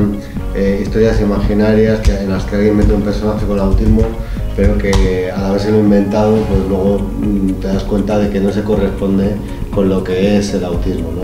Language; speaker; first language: Spanish; native; Spanish